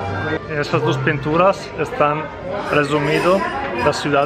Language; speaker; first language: Spanish; non-native, fluent; Italian